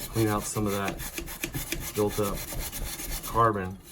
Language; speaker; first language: English; native; English